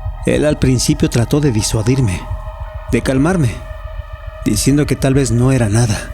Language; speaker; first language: Spanish; native; Spanish